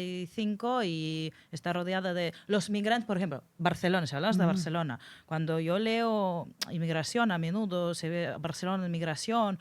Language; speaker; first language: Spanish; non-native, fluent; Russian